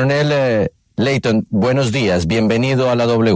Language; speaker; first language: Spanish; native; Spanish